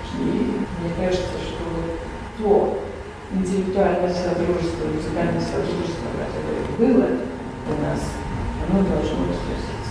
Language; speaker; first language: Russian; non-native, local second language; Tajik